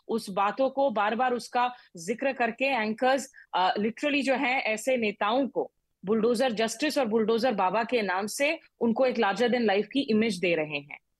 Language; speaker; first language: Hindi; native; Hindi